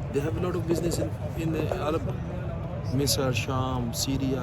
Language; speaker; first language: English; non-native, learner; Urdu